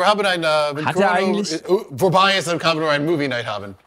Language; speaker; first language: German; non-native, learner; English